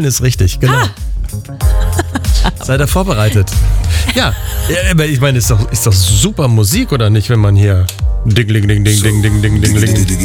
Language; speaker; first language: German; native; German